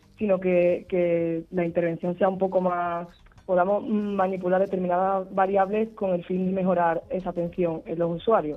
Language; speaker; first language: Spanish; native; Spanish